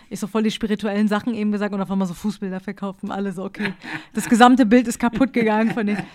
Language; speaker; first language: German; early bilingual, other home language; Persian